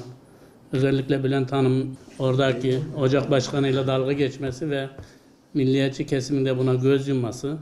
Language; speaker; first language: Turkish; native; Turkish